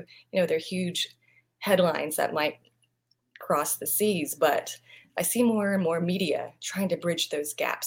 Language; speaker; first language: English; non-native, fluent; Vietnamese